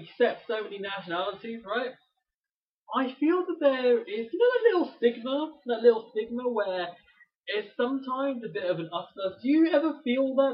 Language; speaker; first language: English; native; English